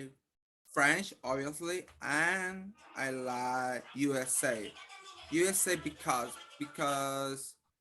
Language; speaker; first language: English; non-native, learner; Spanish